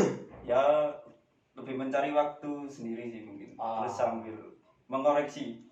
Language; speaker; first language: Indonesian; native; Indonesian